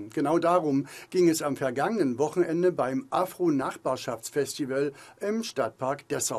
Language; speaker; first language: German; native; German